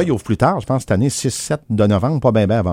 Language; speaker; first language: French; native; French